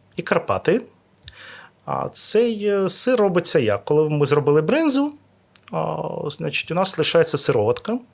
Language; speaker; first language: Ukrainian; non-native, local second language; Russian